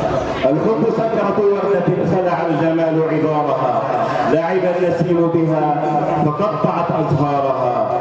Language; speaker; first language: Arabic; native; Arabic